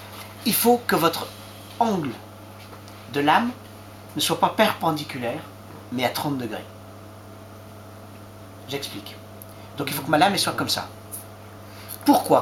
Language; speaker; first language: French; native; French